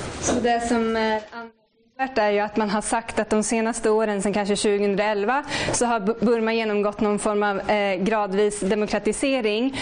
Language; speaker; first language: Swedish; native; Swedish